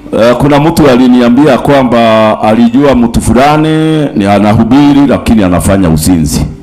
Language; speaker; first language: Swahili; native; Swahili